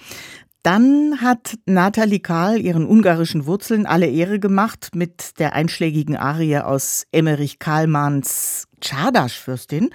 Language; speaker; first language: German; native; German